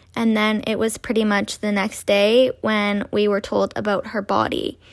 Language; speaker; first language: English; native; English